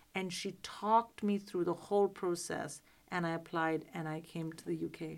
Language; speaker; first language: English; non-native, local second language; Hindi